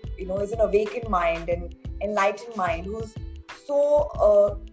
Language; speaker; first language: English; non-native, local second language; Hindi